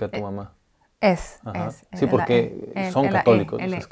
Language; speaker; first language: Spanish; native; Spanish